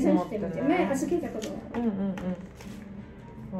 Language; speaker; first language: Japanese; non-native, fluent; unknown